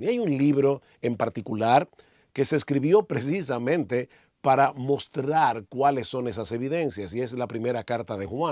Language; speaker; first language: Spanish; native; Spanish